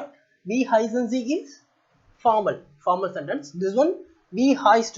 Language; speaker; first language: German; non-native, learner; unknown